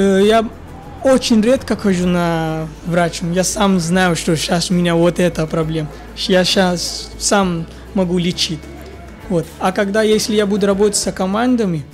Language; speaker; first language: Russian; non-native, fluent; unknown